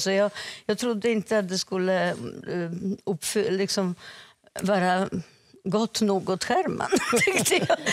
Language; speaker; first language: Swedish; non-native, fluent; Polish